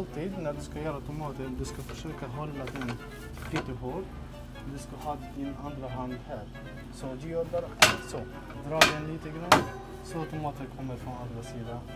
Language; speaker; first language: Swedish; non-native, fluent; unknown